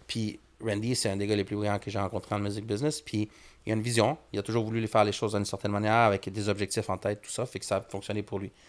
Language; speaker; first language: French; early bilingual, other home language; Spanish